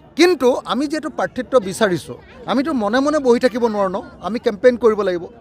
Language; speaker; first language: Assamese; non-native, local second language; Bangla